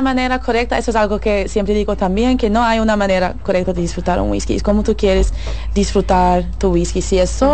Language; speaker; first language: Spanish; non-native, fluent; English